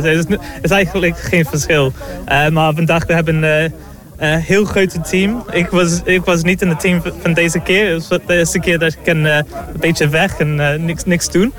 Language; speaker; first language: Dutch; non-native, learner; English